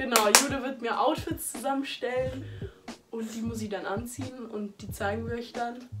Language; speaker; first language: German; native; German